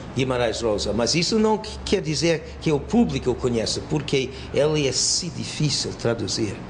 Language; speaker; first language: Portuguese; non-native, fluent; English